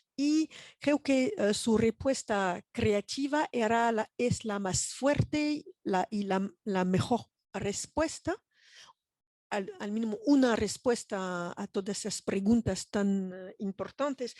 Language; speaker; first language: Spanish; non-native, fluent; French